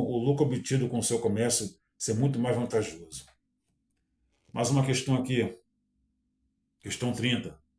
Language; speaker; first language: Portuguese; native; Portuguese